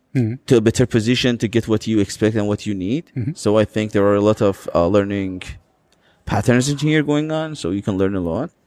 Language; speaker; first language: English; non-native, fluent; Azerbaijani